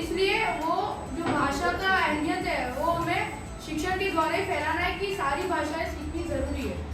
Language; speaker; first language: Hindi; non-native, local second language; Gujarati